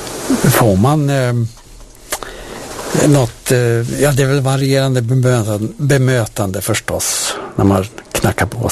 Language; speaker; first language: Swedish; native; Swedish